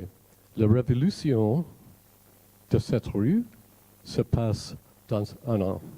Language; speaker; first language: French; non-native, fluent; English